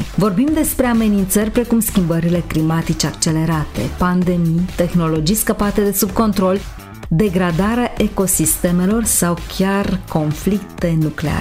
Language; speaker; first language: Romanian; native; Romanian